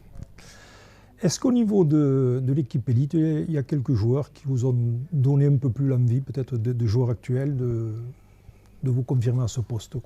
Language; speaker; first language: French; native; French